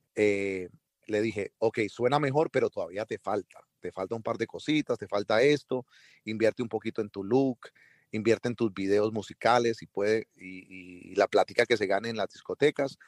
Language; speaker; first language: Spanish; early bilingual, heritage; Spanish